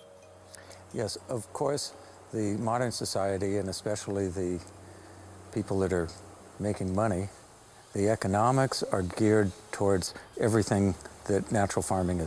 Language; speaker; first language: English; native; English